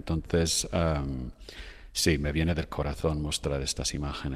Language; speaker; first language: Spanish; non-native, fluent; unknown